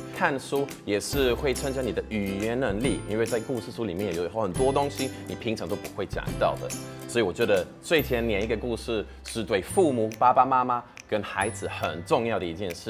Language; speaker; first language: Chinese; non-native, fluent; Swedish